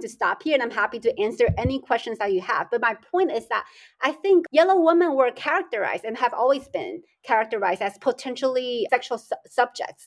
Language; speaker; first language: English; native; English